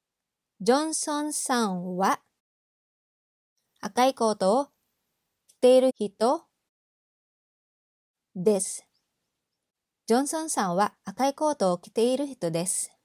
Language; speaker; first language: Japanese; non-native, fluent; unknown